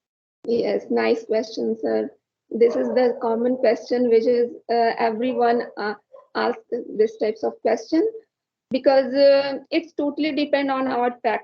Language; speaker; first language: English; non-native, learner; Hindi